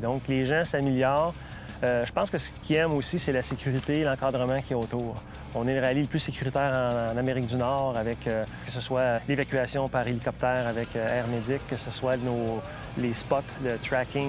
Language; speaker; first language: French; native; French